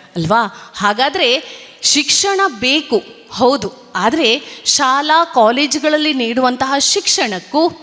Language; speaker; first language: Kannada; non-native, local second language; Tulu